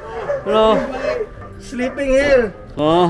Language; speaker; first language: English; non-native, local second language; Cebuano